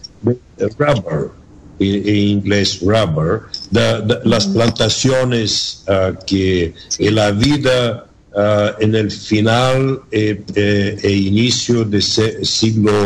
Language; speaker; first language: Spanish; non-native, learner; Bulgarian